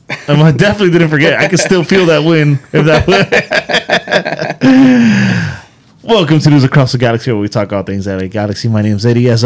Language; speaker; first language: English; native; English